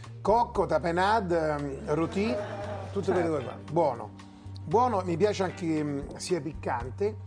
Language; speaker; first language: Italian; native; Italian